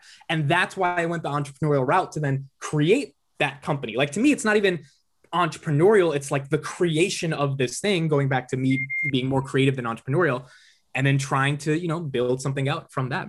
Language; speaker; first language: English; native; English